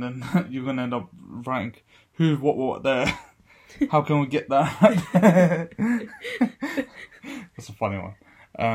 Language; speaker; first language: English; native; English